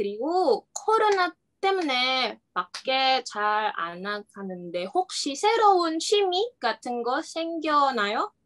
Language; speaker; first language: Korean; non-native, learner; Indonesian